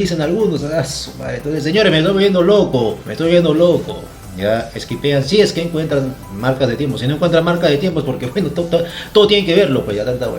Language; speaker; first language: Spanish; native; Spanish